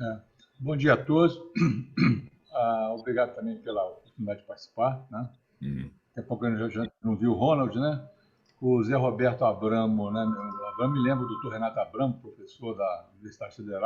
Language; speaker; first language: Portuguese; native; Portuguese